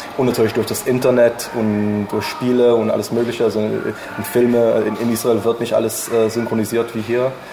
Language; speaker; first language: German; non-native, fluent; English